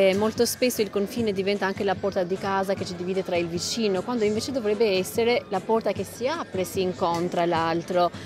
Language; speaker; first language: Italian; non-native, fluent; Albanian